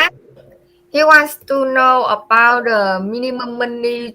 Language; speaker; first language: English; non-native, learner; Vietnamese